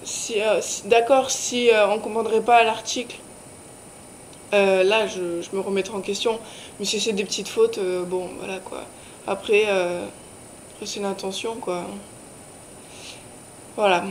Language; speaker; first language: French; native; French